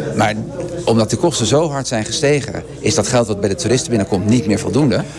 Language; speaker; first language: Dutch; non-native, local second language; Papiamento